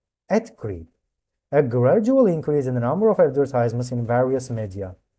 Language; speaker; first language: English; non-native, fluent; Turkish